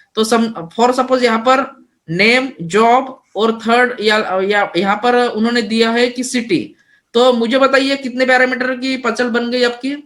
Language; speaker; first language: Hindi; non-native, local second language; Marathi